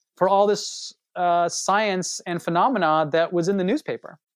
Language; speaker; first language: English; native; English